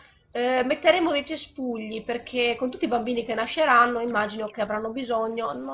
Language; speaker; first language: Italian; native; Italian